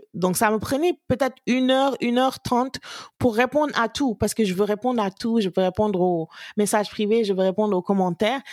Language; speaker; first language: French; non-native, local second language; Wolof